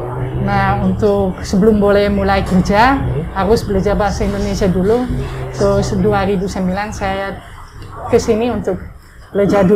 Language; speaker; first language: Indonesian; non-native, fluent; Dutch